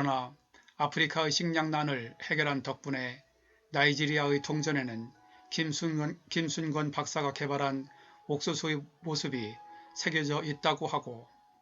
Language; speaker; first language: Korean; native; Korean